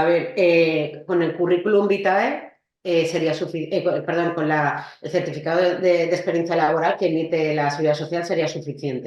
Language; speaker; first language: Spanish; native; Spanish